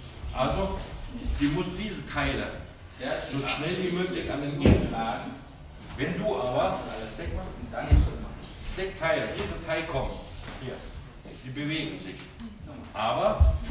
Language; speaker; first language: German; non-native, learner; Thai